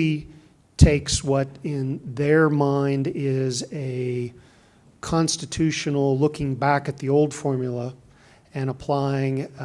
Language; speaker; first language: English; native; English